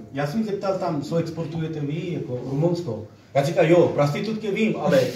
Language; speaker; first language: Czech; non-native, learner; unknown